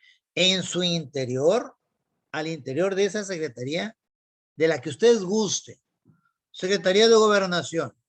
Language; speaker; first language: Spanish; native; Spanish